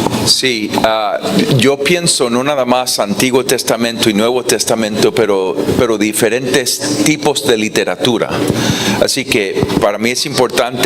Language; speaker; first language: Spanish; non-native, fluent; English